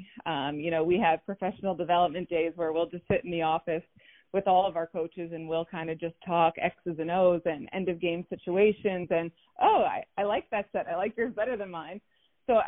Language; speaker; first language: English; native; English